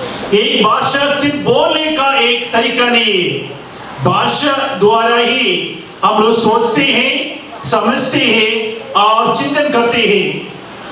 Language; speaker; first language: Hindi; non-native, local second language; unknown